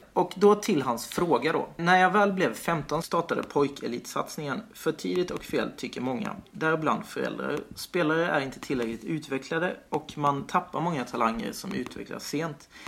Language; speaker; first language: Swedish; native; Swedish